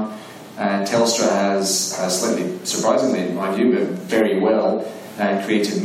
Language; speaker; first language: English; native; English